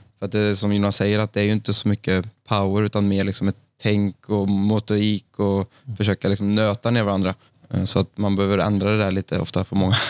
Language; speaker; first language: Swedish; native; Swedish